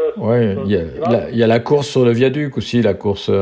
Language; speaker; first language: French; native; French